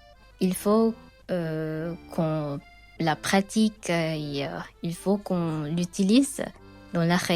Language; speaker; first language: French; non-native, fluent; Sinhala